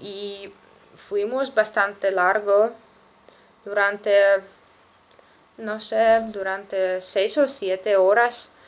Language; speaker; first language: Spanish; non-native, learner; Russian